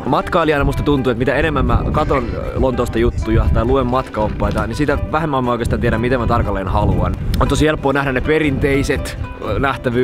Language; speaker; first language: Finnish; native; Finnish